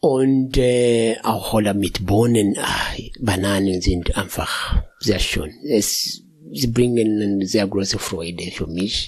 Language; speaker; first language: German; non-native, fluent; Swahili